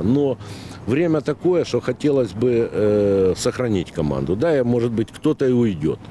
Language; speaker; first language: Ukrainian; non-native, local second language; Russian